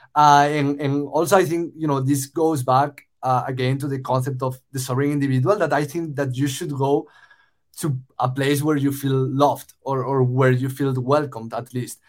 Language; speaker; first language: English; non-native, fluent; Spanish